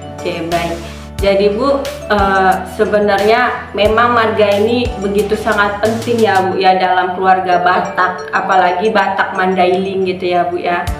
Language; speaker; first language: Indonesian; native; Indonesian